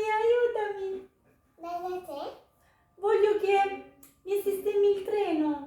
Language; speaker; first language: Italian; early bilingual, heritage; Albanian